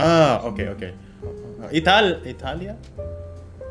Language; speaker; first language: English; non-native, local second language; Filipino